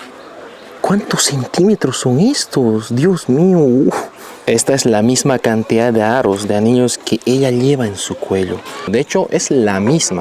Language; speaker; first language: Spanish; native; Spanish